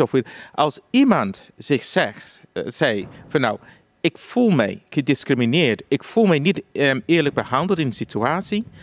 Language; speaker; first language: Dutch; non-native, fluent; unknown